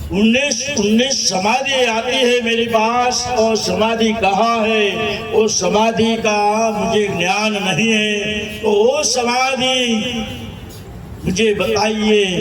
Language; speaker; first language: Hindi; non-native, local second language; Gujarati